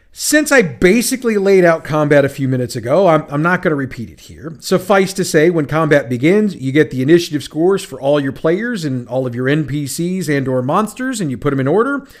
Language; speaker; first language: English; native; English